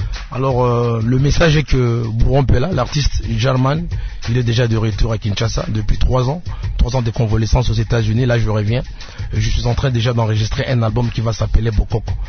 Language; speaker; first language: French; non-native, local second language; Lingala